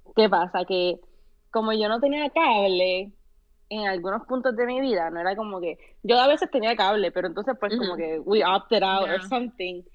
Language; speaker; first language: Spanish; native; Spanish